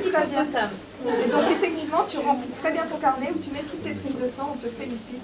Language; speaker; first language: French; native; French